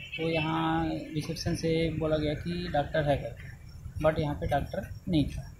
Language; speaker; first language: Hindi; native; Hindi